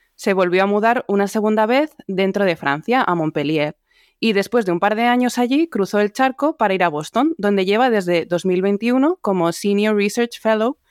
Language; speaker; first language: Spanish; native; Spanish